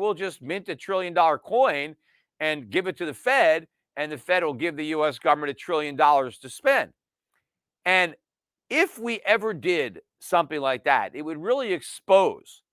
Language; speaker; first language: English; native; English